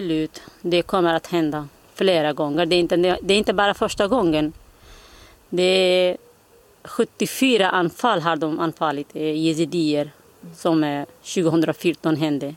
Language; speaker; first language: Swedish; non-native, learner; Kurdish